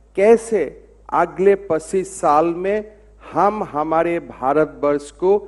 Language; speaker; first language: Hindi; non-native, local second language; Assamese